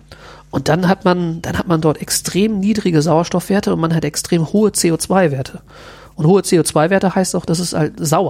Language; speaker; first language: German; native; German